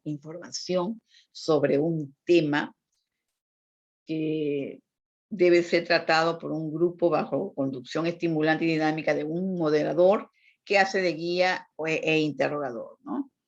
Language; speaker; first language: Spanish; native; Spanish